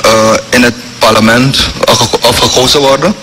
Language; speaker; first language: Dutch; non-native, local second language; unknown